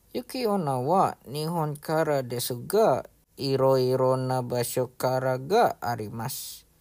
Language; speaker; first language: Japanese; non-native, learner; Indonesian